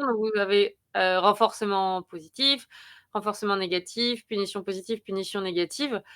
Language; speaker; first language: French; native; French